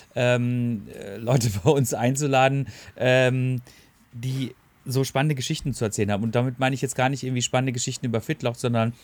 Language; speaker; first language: German; native; German